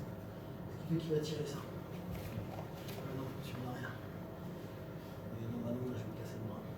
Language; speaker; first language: French; native; French